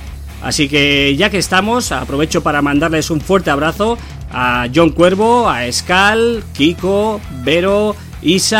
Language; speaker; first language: Spanish; native; Spanish